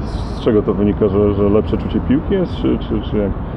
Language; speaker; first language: Polish; native; Polish